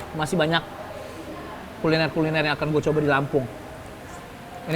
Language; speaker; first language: Indonesian; native; Indonesian